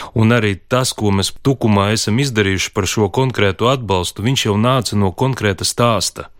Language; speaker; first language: Latvian; native; Latvian